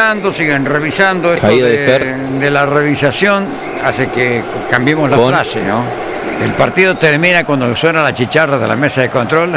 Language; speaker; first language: Spanish; native; Spanish